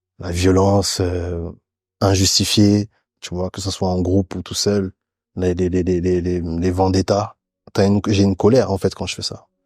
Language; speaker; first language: French; early bilingual, other home language; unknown